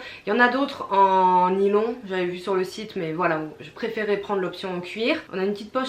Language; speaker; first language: French; native; French